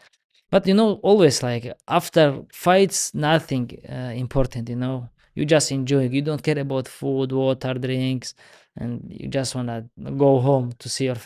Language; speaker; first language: English; non-native, learner; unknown